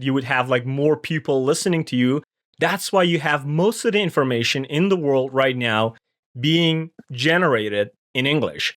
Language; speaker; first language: English; non-native, fluent; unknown